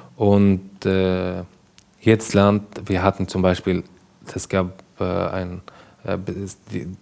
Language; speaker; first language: German; non-native, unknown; Arabic